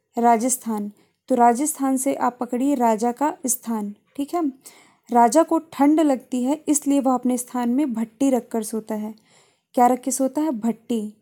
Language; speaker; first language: Hindi; native; Hindi